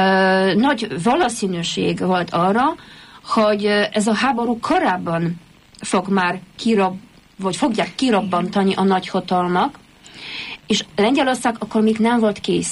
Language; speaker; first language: Hungarian; non-native, fluent; Polish